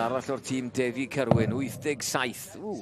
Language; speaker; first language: Welsh; native; Welsh